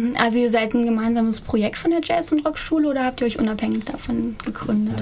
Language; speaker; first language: German; native; German